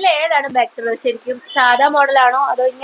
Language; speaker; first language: Malayalam; native; Malayalam